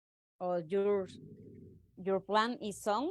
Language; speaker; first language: English; non-native, learner; Spanish